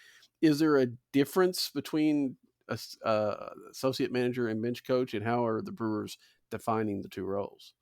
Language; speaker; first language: English; native; English